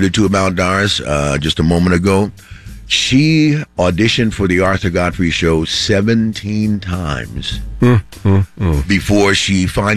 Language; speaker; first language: English; native; English